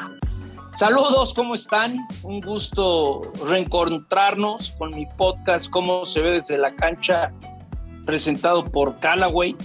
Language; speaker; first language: Spanish; native; Spanish